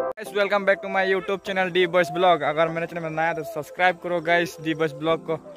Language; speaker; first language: Hindi; non-native, local second language; Assamese